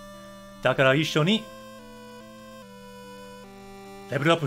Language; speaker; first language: Japanese; non-native, learner; English